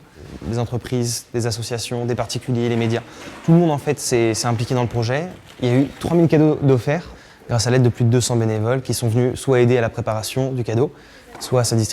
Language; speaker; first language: French; native; French